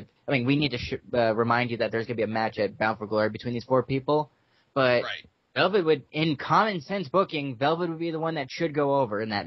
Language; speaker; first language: English; native; English